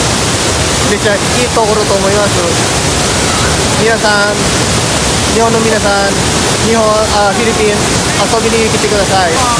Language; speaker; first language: Japanese; non-native, fluent; Filipino